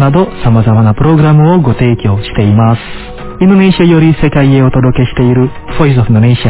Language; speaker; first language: Japanese; non-native, fluent; Indonesian